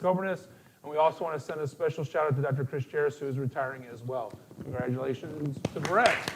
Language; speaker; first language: English; native; English